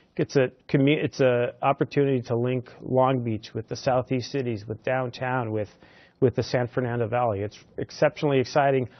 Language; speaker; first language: English; native; English